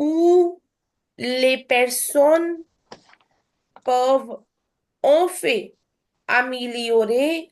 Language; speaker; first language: French; non-native, learner; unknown